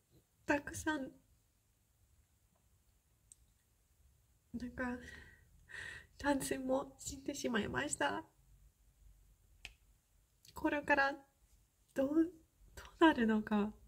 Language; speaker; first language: Japanese; non-native, fluent; Ukrainian